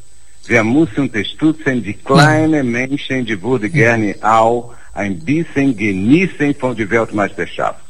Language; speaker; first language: German; non-native, fluent; Portuguese